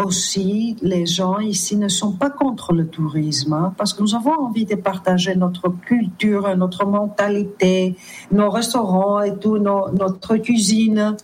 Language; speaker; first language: French; non-native, fluent; Greek